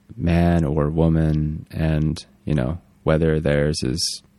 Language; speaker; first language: English; native; English